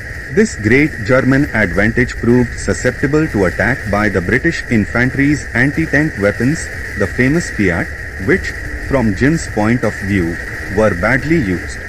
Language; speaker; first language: English; non-native, fluent; Portuguese